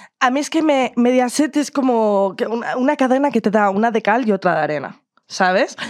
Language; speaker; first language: Spanish; native; Spanish